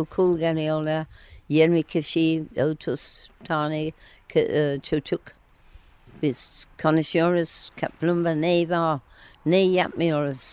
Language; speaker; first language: Turkish; non-native, learner; English